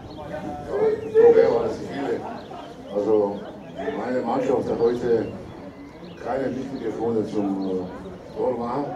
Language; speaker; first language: German; non-native, learner; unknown